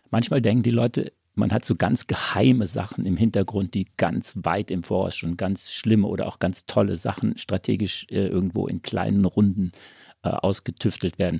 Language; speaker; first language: German; native; German